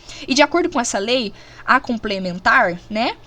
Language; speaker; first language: Portuguese; native; Portuguese